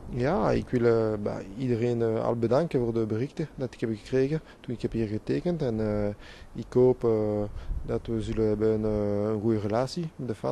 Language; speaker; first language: Dutch; non-native, local second language; French